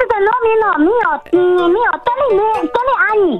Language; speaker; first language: Italian; non-native, learner; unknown